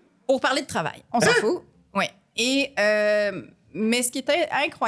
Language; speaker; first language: French; native; French